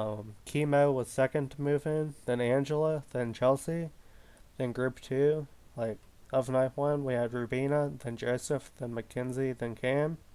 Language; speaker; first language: English; native; English